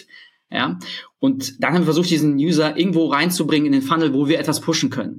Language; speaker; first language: German; early bilingual, other home language; Russian